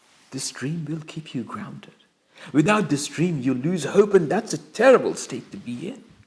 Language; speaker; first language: English; non-native, local second language; Bangla